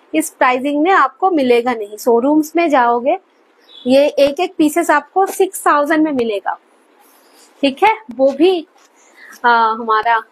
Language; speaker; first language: Hindi; non-native, local second language; Bangla